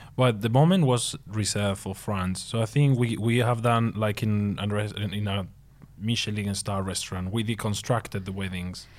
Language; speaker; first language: English; non-native, fluent; Spanish